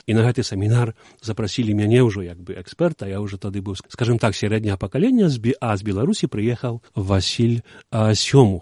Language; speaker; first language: Belarusian; native; Belarusian